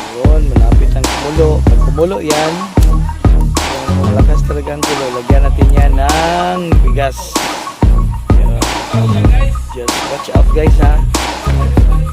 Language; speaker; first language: Filipino; non-native, local second language; Cebuano